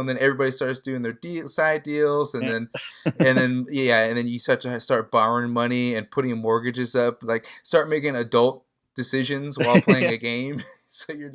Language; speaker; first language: English; native; English